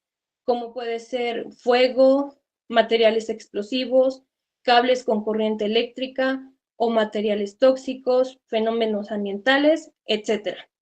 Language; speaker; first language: Spanish; native; Spanish